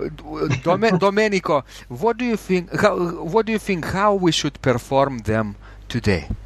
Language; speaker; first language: English; non-native, fluent; Lithuanian